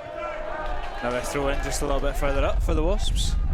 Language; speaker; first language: English; native; English